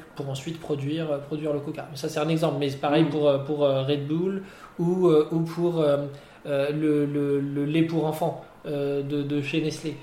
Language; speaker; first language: French; non-native, local second language; Arabic